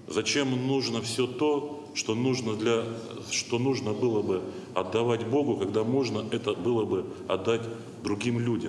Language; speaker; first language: Russian; native; Russian